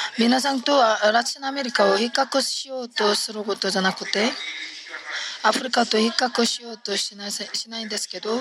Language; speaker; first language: Japanese; non-native, fluent; Korean